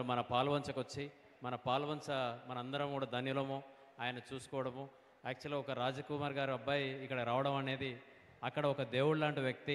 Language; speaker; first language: Telugu; native; Telugu